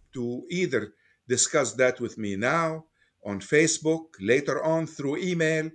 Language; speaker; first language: English; non-native, fluent; Arabic